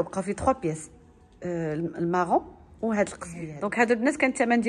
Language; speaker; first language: Arabic; native; Arabic